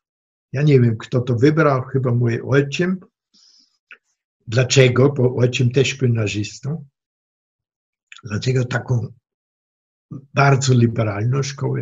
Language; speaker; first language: Polish; non-native, fluent; German